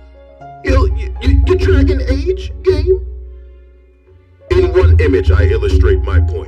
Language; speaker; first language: English; native; English